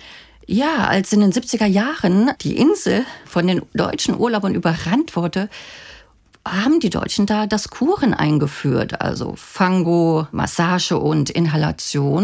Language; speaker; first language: German; native; German